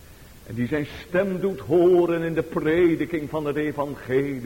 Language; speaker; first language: Dutch; native; Dutch